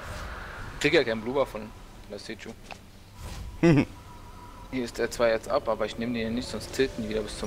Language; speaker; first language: German; native; German